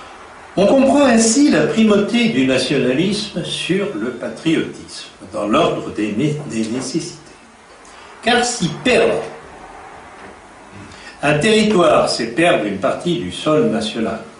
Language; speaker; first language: French; native; French